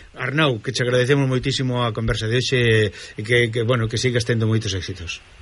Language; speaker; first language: Galician; native; Galician